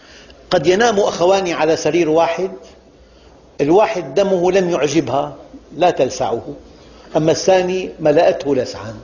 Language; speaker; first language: Arabic; native; Arabic